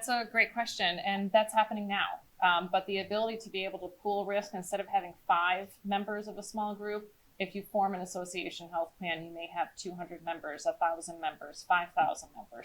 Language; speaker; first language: English; native; English